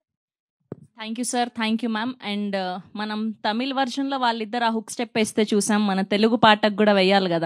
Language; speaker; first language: Telugu; native; Telugu